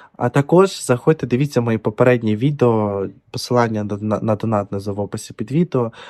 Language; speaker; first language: Ukrainian; non-native, local second language; Russian